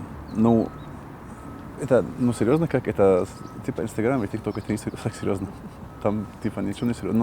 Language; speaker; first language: Russian; non-native, learner; Arabic